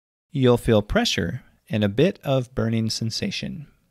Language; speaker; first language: English; native; English